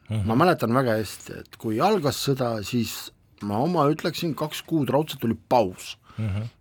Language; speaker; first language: Estonian; non-native, local second language; Russian